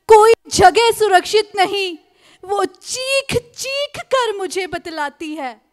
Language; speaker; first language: Hindi; native; Hindi